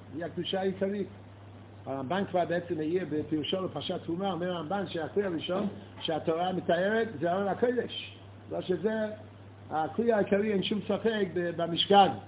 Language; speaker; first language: Hebrew; non-native, fluent; English